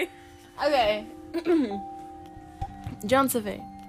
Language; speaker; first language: Portuguese; early bilingual, heritage; Portuguese